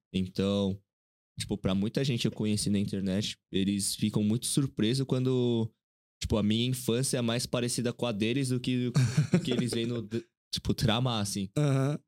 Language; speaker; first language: Portuguese; early bilingual, other home language; Korean